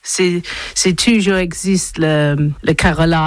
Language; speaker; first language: French; non-native, learner; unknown